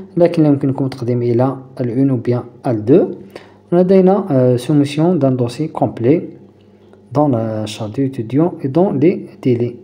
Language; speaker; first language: French; non-native, local second language; Arabic